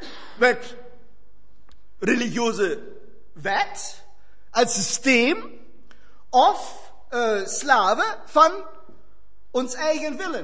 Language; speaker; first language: Dutch; non-native, fluent; German